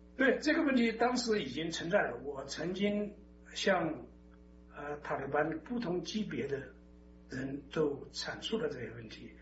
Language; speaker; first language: Chinese; native; Chinese